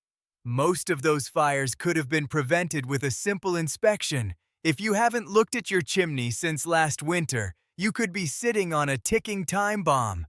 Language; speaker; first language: English; native; English